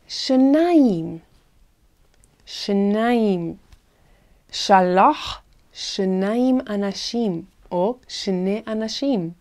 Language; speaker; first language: Hebrew; non-native, fluent; English